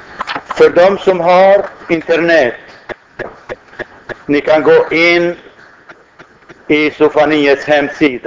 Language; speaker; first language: Swedish; non-native, fluent; Arabic